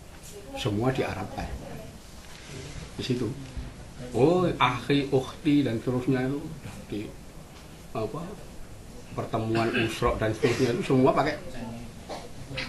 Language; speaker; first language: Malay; non-native, local second language; Javanese